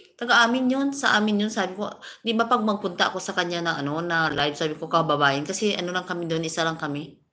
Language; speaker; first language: Filipino; non-native, local second language; Hiligaynon